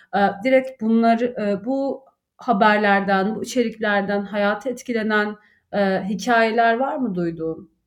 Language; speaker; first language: Turkish; non-native, fluent; Arabic